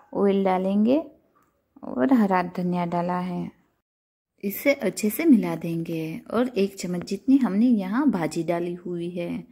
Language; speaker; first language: Hindi; non-native, local second language; Gujarati